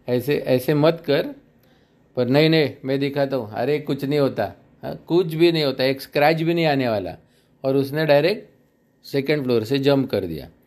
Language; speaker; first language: Hindi; non-native, local second language; Marathi